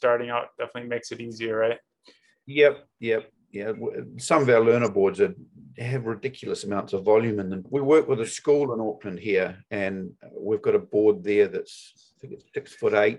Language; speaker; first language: English; native; English